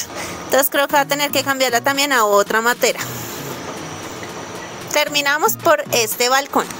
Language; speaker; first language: Spanish; native; Spanish